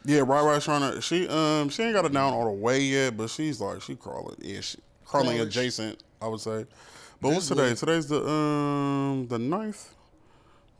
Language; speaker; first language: English; native; English